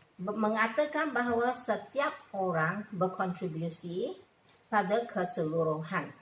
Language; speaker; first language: Malay; non-native, local second language; Chinese